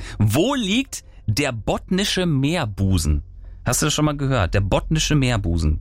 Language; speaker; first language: German; native; German